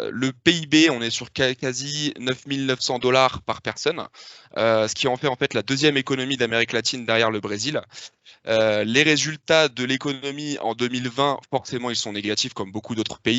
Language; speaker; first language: French; native; French